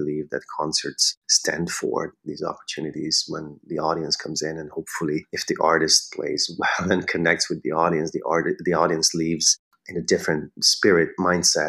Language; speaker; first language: English; non-native, fluent; Hungarian